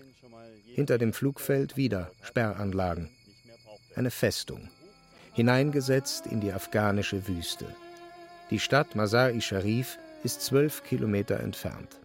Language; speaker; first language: German; native; German